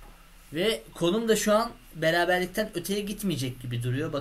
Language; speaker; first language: Turkish; native; Turkish